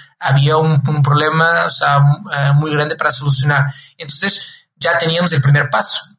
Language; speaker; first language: Spanish; non-native, fluent; Portuguese